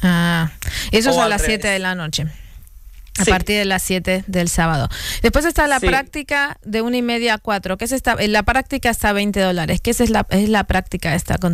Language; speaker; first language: Spanish; native; Spanish